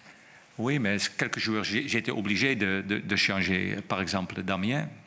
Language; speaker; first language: French; non-native, fluent; Dutch